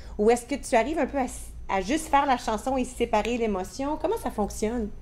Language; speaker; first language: French; native; French